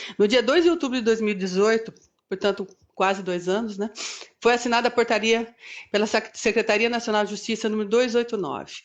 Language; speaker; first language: Portuguese; native; Portuguese